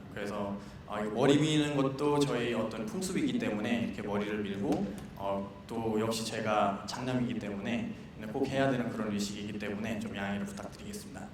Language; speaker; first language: Korean; non-native, fluent; Nepali